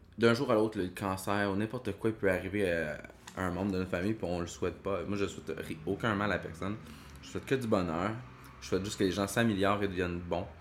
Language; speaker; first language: French; native; French